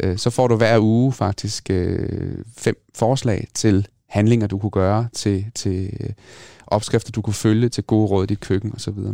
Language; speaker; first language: Danish; native; Danish